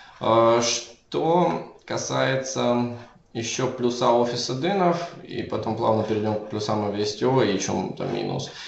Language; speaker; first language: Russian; native; Russian